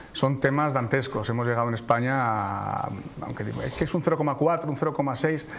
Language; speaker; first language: Spanish; native; Spanish